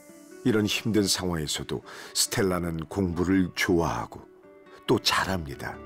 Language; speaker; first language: Korean; native; Korean